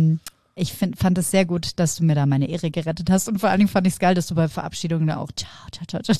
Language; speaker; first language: German; native; German